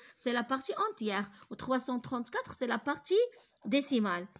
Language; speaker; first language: French; non-native, local second language; Arabic